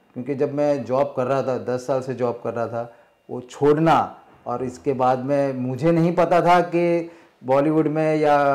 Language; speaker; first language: Hindi; non-native, local second language; Marathi